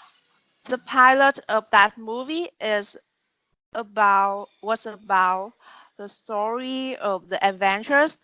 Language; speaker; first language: English; non-native, learner; Vietnamese